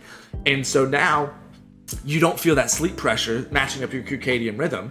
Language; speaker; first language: English; native; English